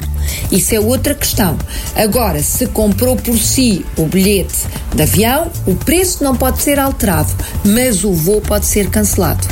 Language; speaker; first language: Portuguese; native; Portuguese